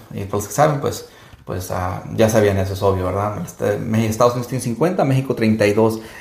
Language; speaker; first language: Spanish; early bilingual, heritage; Spanish